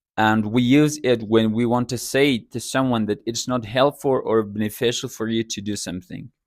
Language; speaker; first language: English; non-native, fluent; Persian